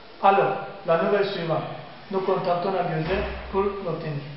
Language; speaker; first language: French; non-native, learner; Turkish